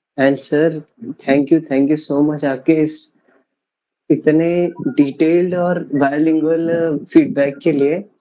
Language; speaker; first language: Hindi; native; Hindi